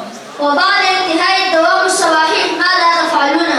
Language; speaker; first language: Arabic; non-native, learner; Urdu